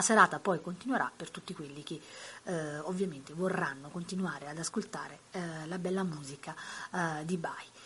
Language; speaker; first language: Italian; native; Italian